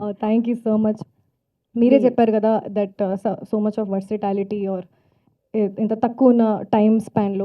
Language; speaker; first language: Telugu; non-native, fluent; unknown